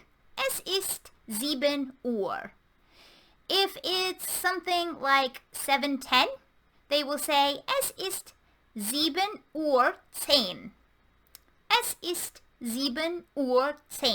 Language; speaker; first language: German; non-native, fluent; English